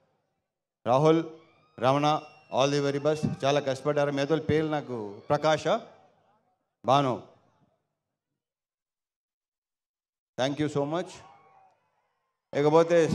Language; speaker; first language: Telugu; native; Telugu